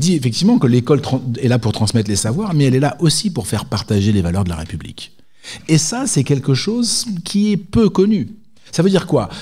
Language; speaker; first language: French; native; French